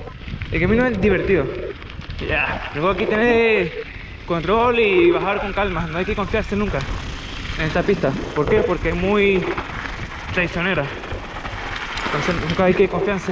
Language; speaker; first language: Spanish; native; Spanish